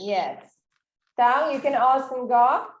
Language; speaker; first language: English; non-native, fluent; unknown